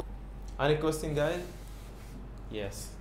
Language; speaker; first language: English; non-native, learner; Arabic